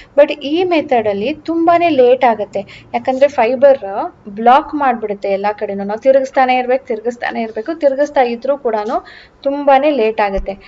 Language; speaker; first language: Kannada; native; Kannada